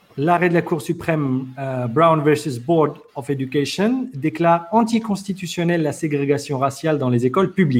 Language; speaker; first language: French; non-native, local second language; Arabic